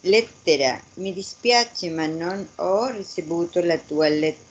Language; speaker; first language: Italian; non-native, learner; Spanish